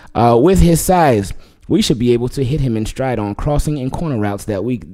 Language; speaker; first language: English; native; English